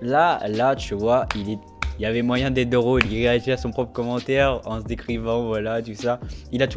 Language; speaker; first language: French; native; French